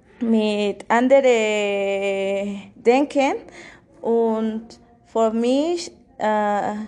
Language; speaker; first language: German; non-native, learner; Spanish